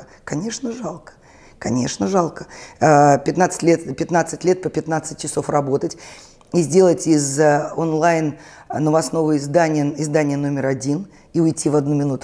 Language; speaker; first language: Russian; native; Russian